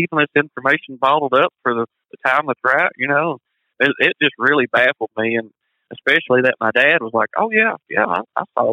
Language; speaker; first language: English; native; English